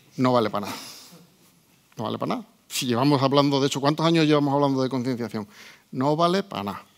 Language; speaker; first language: Spanish; native; Spanish